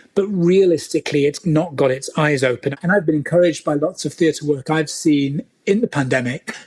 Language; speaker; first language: English; native; English